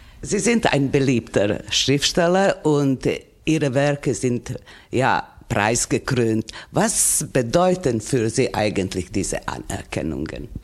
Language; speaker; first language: German; non-native, local second language; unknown